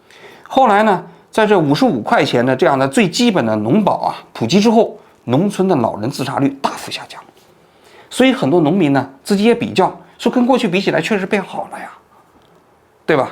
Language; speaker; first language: Chinese; native; Chinese